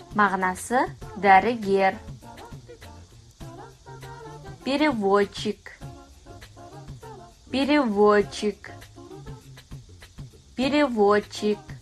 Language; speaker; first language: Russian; non-native, fluent; Kazakh